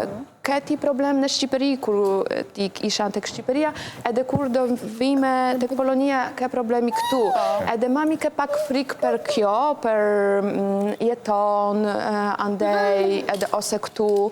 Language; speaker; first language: Albanian; non-native, learner; Polish